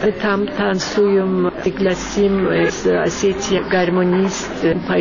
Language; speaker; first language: Russian; non-native, learner; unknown